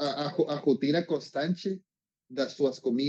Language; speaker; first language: Portuguese; non-native, learner; Spanish